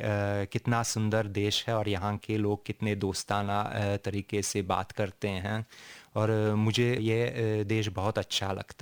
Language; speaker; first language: Hindi; non-native, fluent; Hungarian